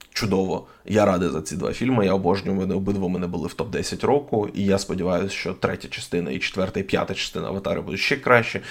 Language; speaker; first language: Ukrainian; non-native, local second language; Russian